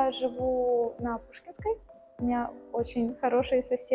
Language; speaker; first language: Russian; native; Russian